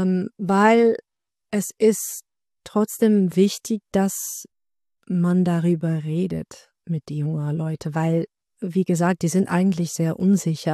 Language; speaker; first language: German; non-native, fluent; Dutch